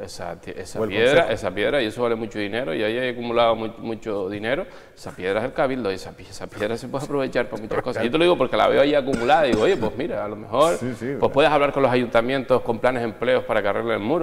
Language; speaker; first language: Spanish; native; Spanish